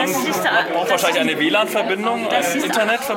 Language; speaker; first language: German; native; German